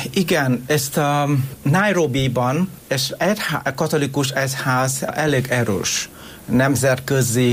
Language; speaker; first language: Hungarian; non-native, learner; Vietnamese